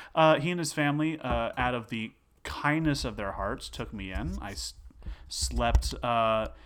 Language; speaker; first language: English; native; English